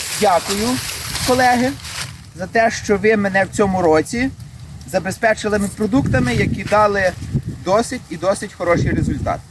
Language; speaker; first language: Ukrainian; native; Ukrainian